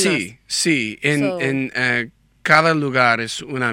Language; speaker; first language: Spanish; non-native, learner; English